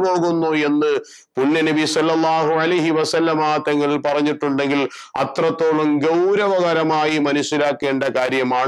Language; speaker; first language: Malayalam; native; Malayalam